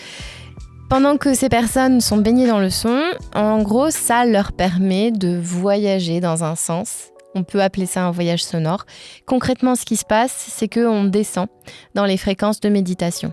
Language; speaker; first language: French; native; French